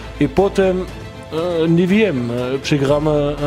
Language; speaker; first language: Polish; non-native, learner; Portuguese